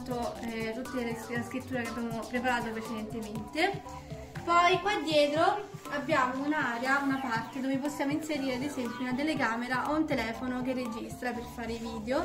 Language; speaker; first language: Italian; native; Italian